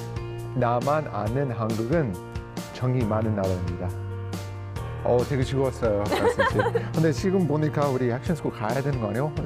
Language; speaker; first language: Korean; non-native, fluent; English